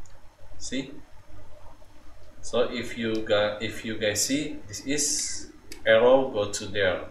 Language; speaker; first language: English; non-native, learner; Indonesian